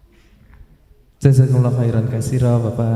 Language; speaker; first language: Indonesian; native; Indonesian